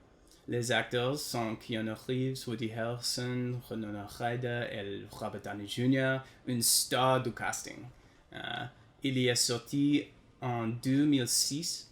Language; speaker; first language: French; non-native, learner; English